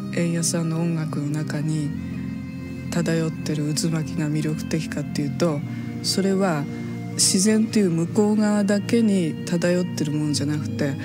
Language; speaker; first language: Japanese; native; Japanese